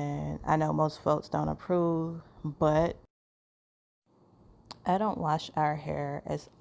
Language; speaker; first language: English; native; English